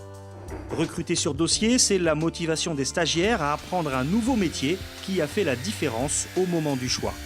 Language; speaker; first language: French; native; French